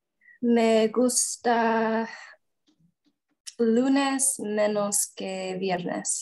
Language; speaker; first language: Spanish; non-native, learner; English